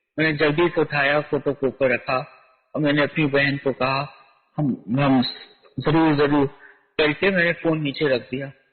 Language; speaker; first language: Hindi; native; Hindi